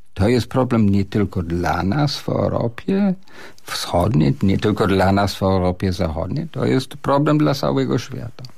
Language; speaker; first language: Polish; non-native, fluent; English